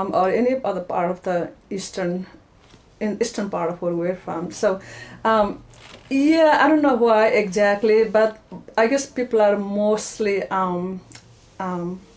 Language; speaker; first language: English; non-native, local second language; Nepali